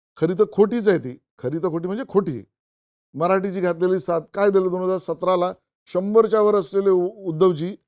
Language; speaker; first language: Marathi; native; Marathi